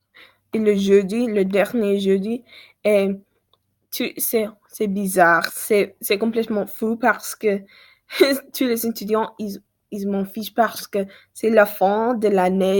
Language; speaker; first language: French; non-native, learner; English